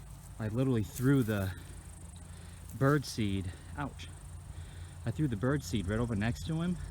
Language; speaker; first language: English; native; English